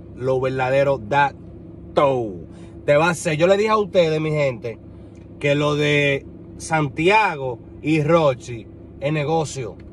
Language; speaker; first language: Spanish; native; Spanish